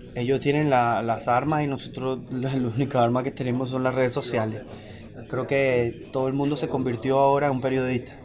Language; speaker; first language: Spanish; native; Spanish